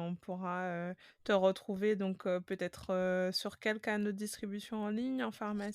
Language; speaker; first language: French; native; French